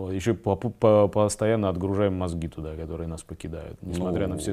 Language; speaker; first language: Russian; native; Russian